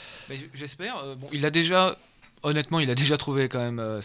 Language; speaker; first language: French; native; French